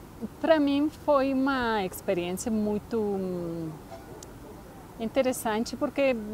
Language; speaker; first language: Portuguese; non-native, fluent; Spanish